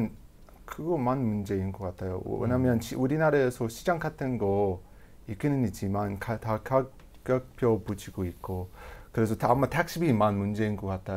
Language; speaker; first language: Korean; non-native, fluent; English